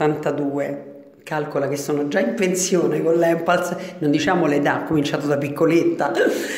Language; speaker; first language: Italian; native; Italian